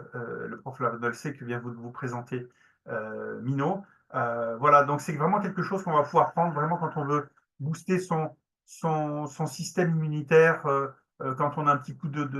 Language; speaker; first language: French; native; French